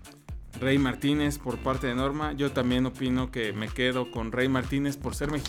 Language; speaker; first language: Spanish; native; Spanish